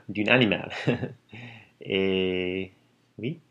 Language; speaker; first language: French; non-native, learner; English